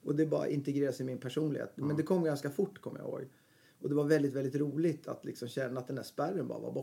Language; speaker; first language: Swedish; native; Swedish